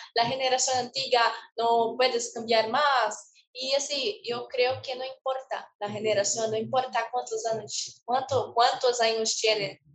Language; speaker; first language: Spanish; non-native, learner; Portuguese